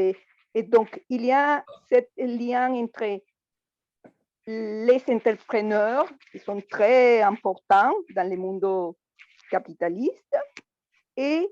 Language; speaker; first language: French; non-native, fluent; Spanish